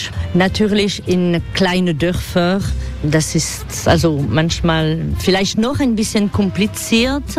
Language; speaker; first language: German; non-native, fluent; French